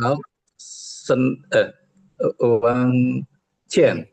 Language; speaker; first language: Chinese; non-native, learner; Indonesian